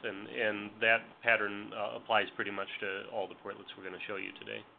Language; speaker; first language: English; native; English